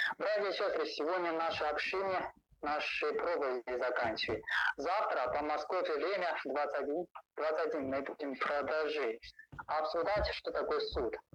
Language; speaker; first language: Russian; non-native, learner; Chinese